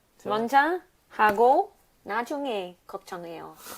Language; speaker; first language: Korean; non-native, learner; English